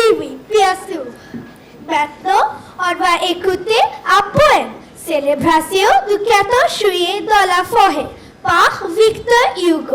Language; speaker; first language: French; non-native, learner; Bangla